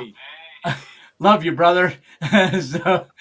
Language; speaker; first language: English; native; English